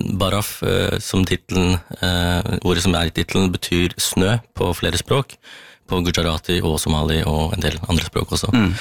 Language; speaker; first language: Norwegian; early bilingual, other home language; Tamil